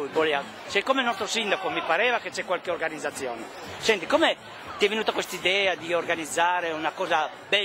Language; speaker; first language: Italian; native; Italian